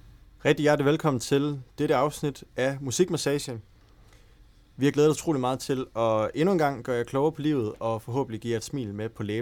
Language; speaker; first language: Danish; native; Danish